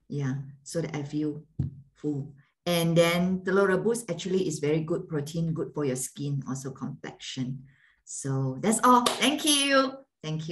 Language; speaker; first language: English; non-native, fluent; Malay